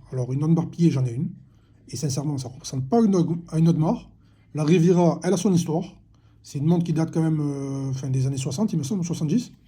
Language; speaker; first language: French; native; French